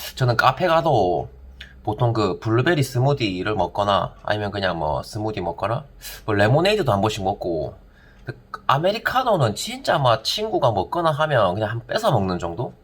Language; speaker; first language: Korean; native; Korean